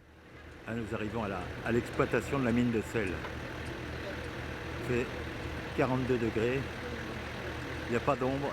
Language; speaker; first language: French; native; French